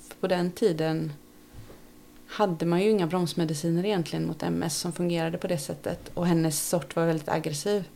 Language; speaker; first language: Swedish; native; Swedish